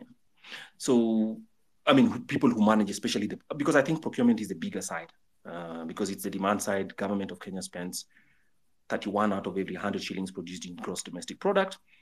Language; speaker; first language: English; non-native, local second language; Luo (Kenya and Tanzania)